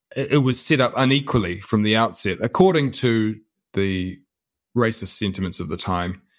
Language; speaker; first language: English; native; English